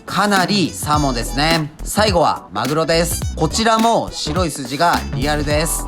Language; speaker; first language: Japanese; native; Japanese